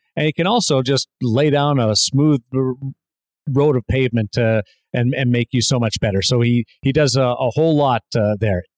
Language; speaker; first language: English; native; English